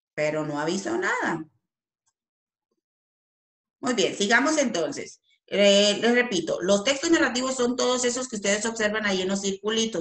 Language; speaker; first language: Spanish; native; Spanish